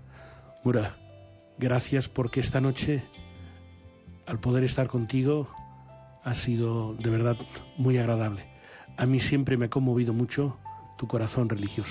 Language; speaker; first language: Spanish; non-native, local second language; Catalan